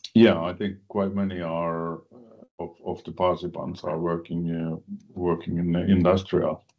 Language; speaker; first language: English; non-native, fluent; Finnish